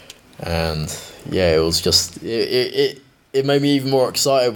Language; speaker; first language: English; native; English